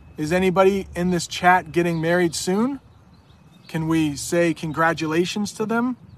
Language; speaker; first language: English; native; English